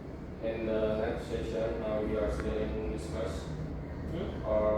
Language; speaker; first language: English; non-native, learner; Indonesian